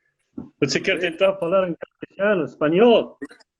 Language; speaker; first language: Portuguese; non-native, fluent; Spanish